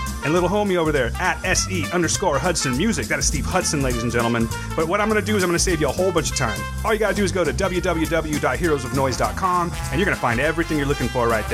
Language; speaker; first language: English; native; English